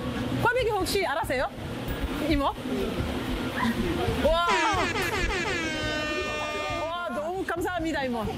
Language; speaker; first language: Korean; non-native, learner; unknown